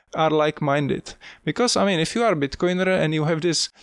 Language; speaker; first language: English; non-native, fluent; Czech